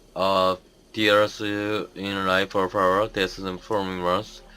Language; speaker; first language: English; non-native, learner; Korean